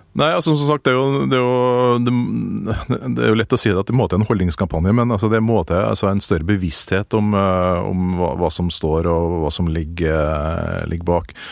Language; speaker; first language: Norwegian; native; Norwegian